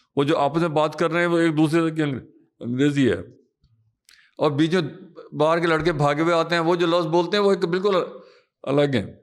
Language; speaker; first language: Urdu; non-native, local second language; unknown